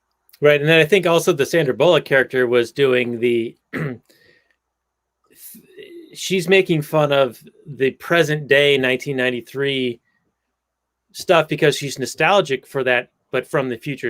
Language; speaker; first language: English; native; English